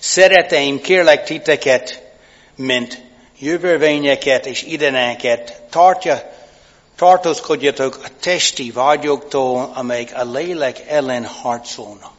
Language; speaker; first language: Hungarian; non-native, fluent; English